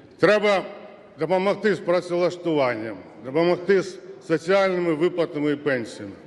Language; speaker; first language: Ukrainian; non-native, local second language; Russian